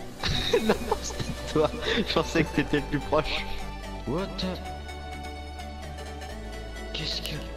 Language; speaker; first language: French; native; French